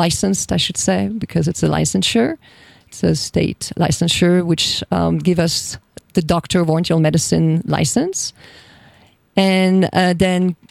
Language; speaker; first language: English; non-native, fluent; French